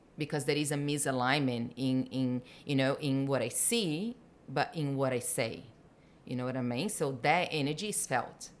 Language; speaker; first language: English; non-native, fluent; Portuguese